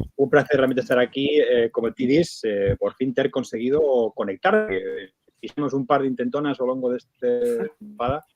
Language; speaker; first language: Galician; non-native, local second language; Spanish